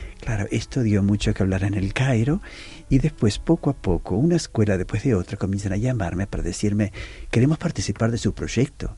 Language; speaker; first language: Spanish; native; Spanish